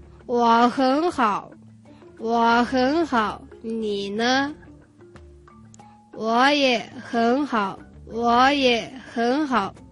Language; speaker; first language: Chinese; non-native, fluent; Mongolian